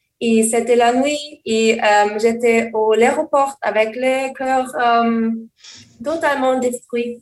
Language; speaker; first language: French; non-native, learner; German